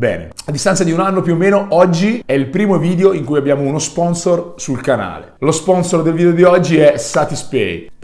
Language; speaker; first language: Italian; native; Italian